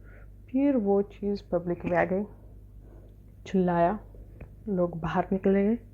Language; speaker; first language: Hindi; non-native, fluent; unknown